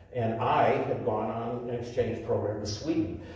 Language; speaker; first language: English; native; English